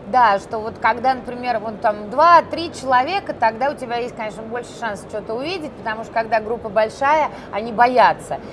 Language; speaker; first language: Russian; native; Russian